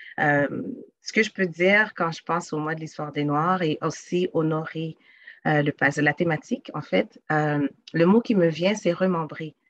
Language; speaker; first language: French; native; French